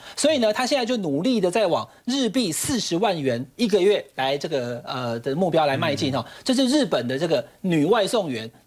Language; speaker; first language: Chinese; native; Chinese